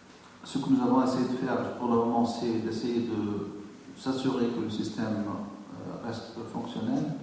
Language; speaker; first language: French; non-native, local second language; Arabic